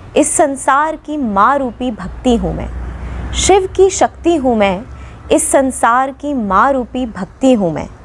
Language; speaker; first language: Hindi; non-native, local second language; Dogri